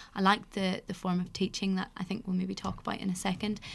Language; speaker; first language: English; native; English